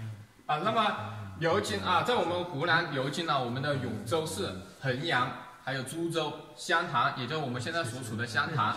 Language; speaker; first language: Chinese; native; Chinese